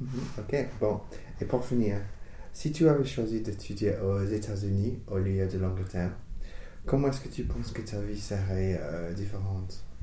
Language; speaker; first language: French; non-native, fluent; English